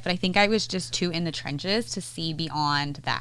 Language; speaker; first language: English; native; English